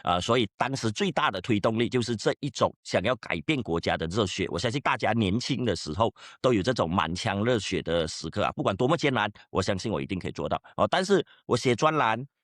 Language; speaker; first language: Chinese; native; Chinese